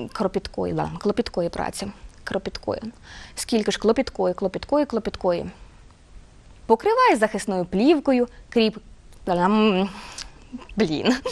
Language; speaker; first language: Ukrainian; native; Ukrainian